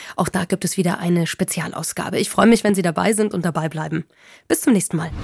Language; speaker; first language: German; native; German